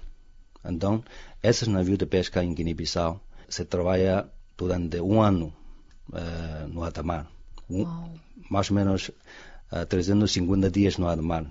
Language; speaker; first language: Portuguese; non-native, fluent; Chinese